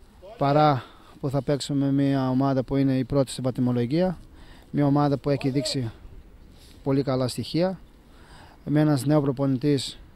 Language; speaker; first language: Greek; non-native, fluent; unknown